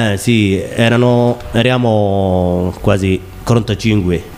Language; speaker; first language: Italian; non-native, learner; Somali